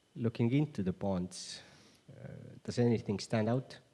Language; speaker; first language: English; non-native, fluent; Estonian